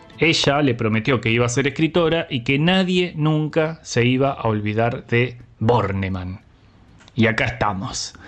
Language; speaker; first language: Spanish; native; Spanish